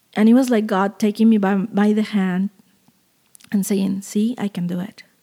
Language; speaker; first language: English; non-native, fluent; Spanish